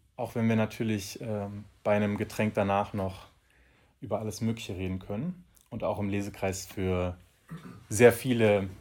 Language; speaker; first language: German; native; German